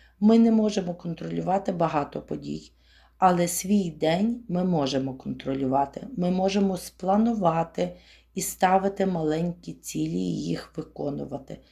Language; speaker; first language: Ukrainian; native; Ukrainian